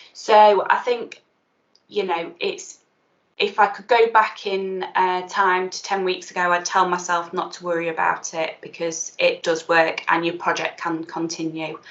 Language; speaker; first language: English; native; English